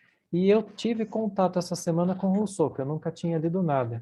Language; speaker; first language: Portuguese; native; Portuguese